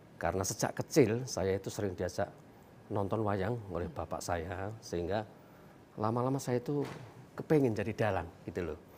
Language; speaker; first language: Indonesian; non-native, local second language; Javanese